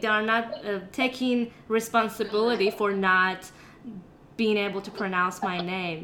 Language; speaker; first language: English; non-native, fluent; Persian